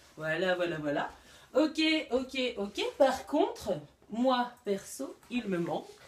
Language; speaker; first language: French; native; French